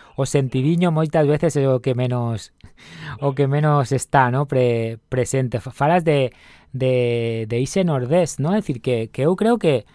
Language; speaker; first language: Galician; non-native, local second language; Spanish